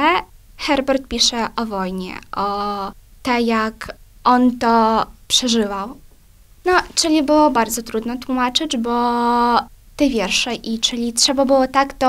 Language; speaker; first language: Polish; non-native, fluent; Ukrainian